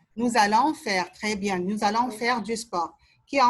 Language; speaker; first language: French; non-native, fluent; Arabic